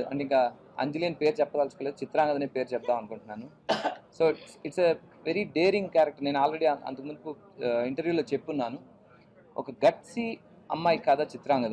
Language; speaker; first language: Telugu; native; Telugu